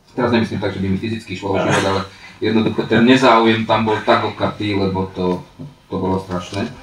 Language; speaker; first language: Slovak; non-native, local second language; Hungarian